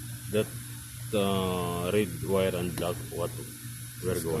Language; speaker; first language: English; non-native, local second language; Filipino